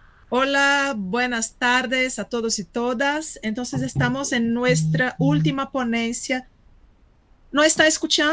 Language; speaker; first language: Spanish; non-native, fluent; Portuguese